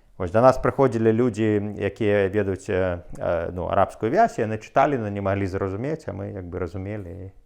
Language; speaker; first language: Belarusian; non-native, local second language; Russian